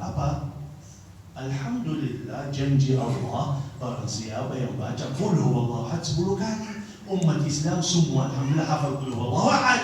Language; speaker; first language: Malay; non-native, fluent; Arabic